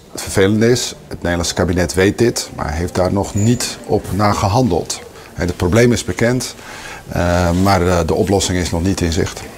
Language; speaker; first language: Dutch; native; Dutch